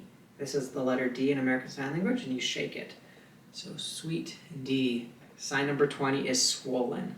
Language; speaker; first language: English; native; English